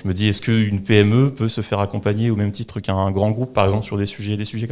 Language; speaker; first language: French; native; French